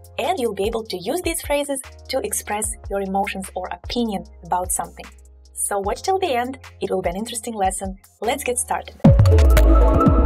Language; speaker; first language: English; non-native, fluent; Russian